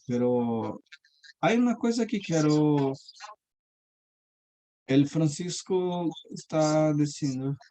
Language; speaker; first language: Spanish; non-native, learner; Portuguese